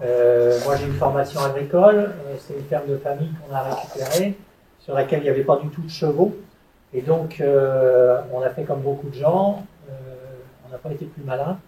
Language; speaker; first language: French; native; French